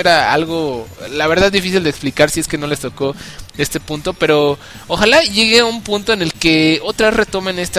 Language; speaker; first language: Spanish; native; Spanish